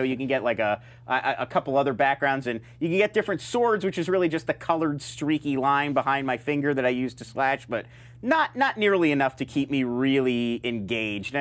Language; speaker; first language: English; native; English